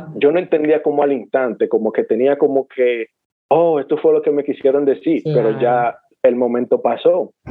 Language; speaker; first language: Spanish; native; Spanish